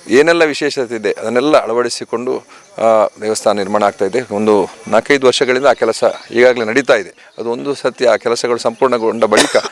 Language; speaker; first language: Kannada; native; Kannada